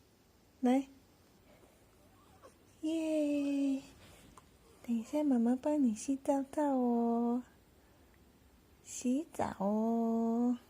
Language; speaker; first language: Chinese; non-native, fluent; Indonesian